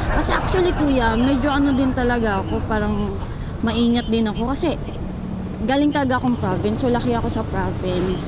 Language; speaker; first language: Filipino; non-native, local second language; Cebuano